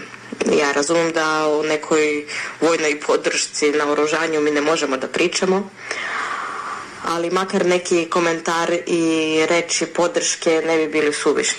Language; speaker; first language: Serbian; non-native, fluent; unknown